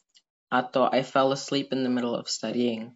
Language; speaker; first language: English; non-native, fluent; Indonesian